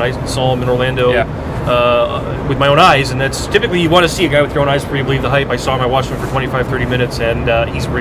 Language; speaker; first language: English; native; English